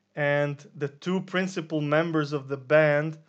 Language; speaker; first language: English; non-native, fluent; Serbian